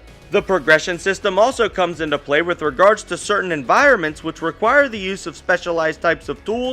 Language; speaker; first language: English; native; English